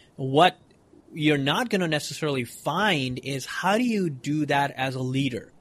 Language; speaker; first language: English; non-native, local second language; Hindi